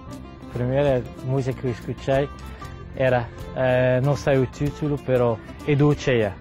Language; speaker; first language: Portuguese; non-native, fluent; Arabic